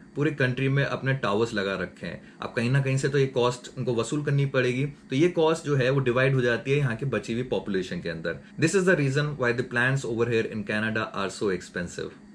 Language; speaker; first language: Hindi; native; Hindi